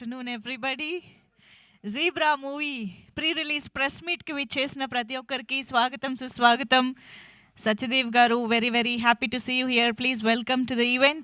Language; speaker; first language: Telugu; native; Telugu